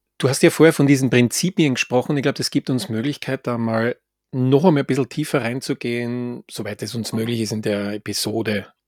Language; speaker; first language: German; native; German